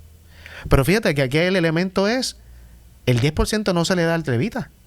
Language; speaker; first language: Spanish; native; Spanish